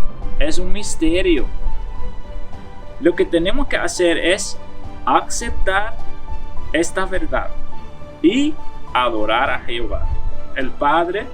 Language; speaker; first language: Spanish; non-native, fluent; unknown